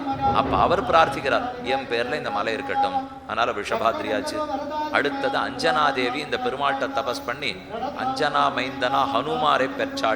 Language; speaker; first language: Tamil; native; Tamil